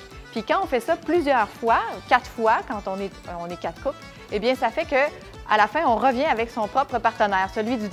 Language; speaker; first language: French; native; French